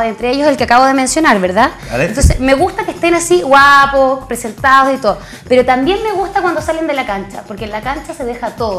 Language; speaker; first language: Spanish; native; Spanish